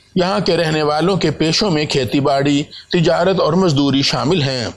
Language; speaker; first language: Urdu; native; Urdu